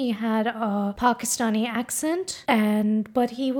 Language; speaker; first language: English; non-native, fluent; Norwegian